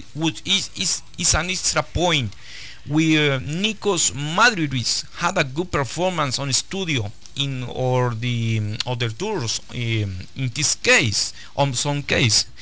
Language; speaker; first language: English; non-native, learner; Spanish